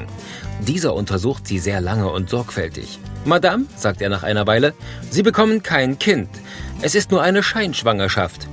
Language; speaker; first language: German; native; German